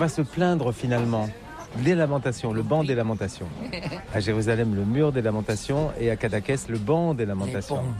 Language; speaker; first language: French; native; French